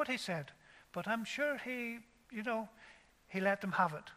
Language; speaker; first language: English; native; English